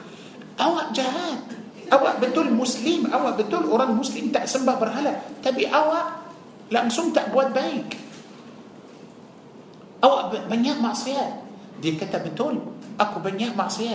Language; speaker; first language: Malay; non-native, fluent; Arabic